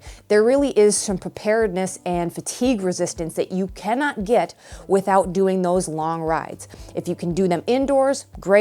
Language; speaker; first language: English; native; English